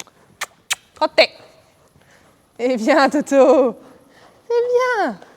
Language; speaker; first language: French; native; French